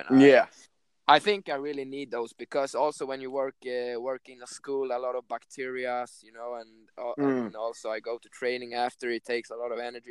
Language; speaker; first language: English; non-native, fluent; Swedish